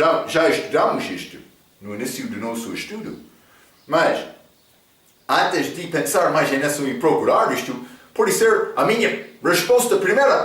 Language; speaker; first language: Portuguese; non-native, fluent; English